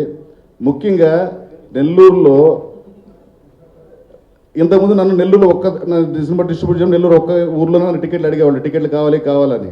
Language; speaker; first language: Telugu; native; Telugu